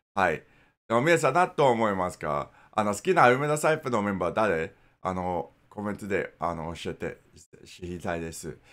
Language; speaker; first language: Japanese; non-native, learner; English